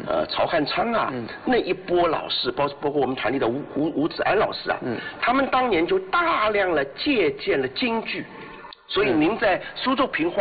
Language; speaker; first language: Chinese; non-native, local second language; Wu Chinese